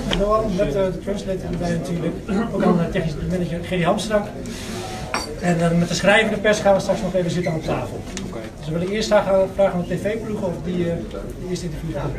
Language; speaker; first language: Dutch; native; Dutch